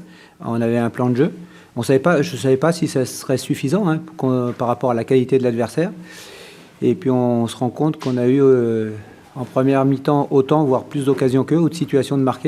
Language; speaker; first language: French; native; French